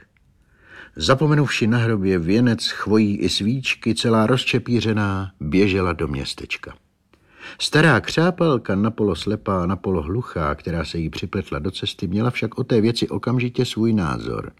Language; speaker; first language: Czech; native; Czech